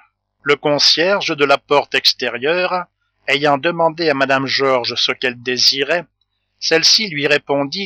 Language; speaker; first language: French; native; French